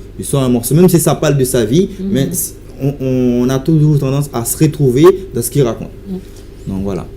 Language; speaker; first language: French; non-native, local second language; Haitian Creole